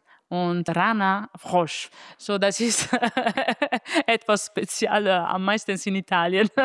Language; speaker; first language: German; non-native, fluent; Italian